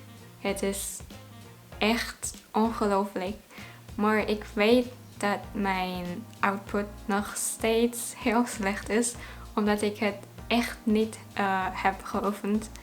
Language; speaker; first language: Dutch; non-native, learner; German